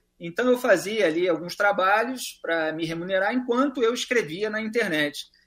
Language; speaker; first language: Portuguese; native; Portuguese